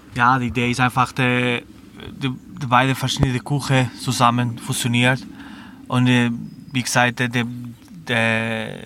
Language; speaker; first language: German; non-native, learner; Spanish